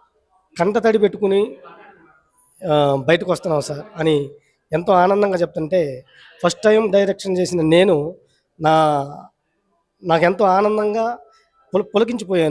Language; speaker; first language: Telugu; native; Telugu